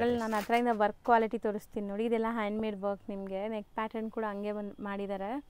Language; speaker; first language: Kannada; native; Kannada